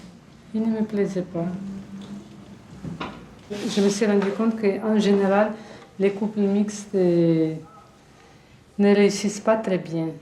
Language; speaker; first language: French; non-native, fluent; Russian